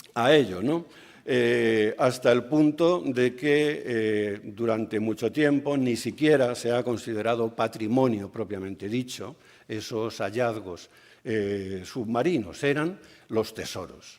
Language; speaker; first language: Spanish; native; Spanish